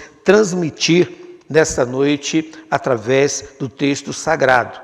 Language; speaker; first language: Portuguese; native; Portuguese